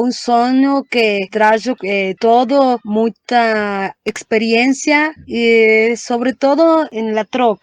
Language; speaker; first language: Portuguese; non-native, learner; Spanish